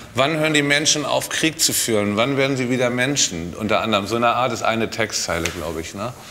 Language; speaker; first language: German; native; German